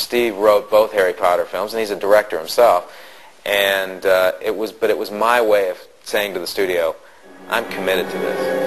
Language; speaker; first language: English; native; English